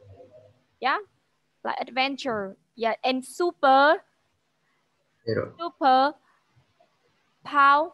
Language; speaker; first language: English; non-native, fluent; Vietnamese